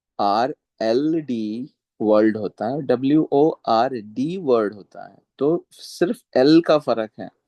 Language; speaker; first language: Hindi; non-native, local second language; Marathi